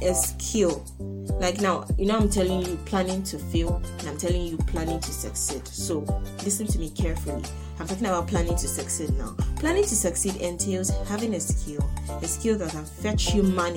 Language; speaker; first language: English; non-native, local second language; Yoruba